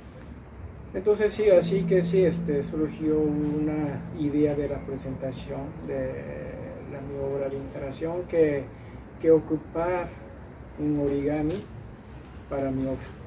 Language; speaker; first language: Spanish; non-native, learner; Japanese